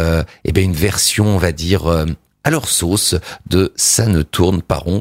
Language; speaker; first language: French; native; French